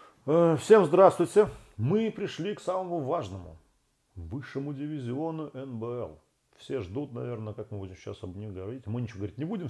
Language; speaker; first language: Russian; native; Russian